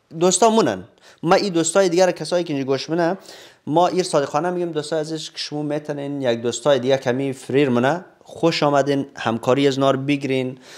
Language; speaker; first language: Persian; native; Persian